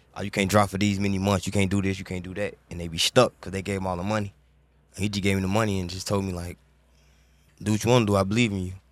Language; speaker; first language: English; native; English